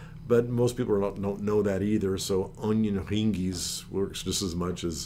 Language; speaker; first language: English; native; English